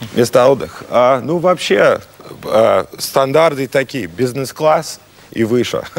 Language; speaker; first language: Russian; non-native, learner; English